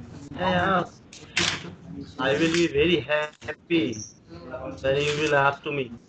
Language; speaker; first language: English; non-native, learner; Hindi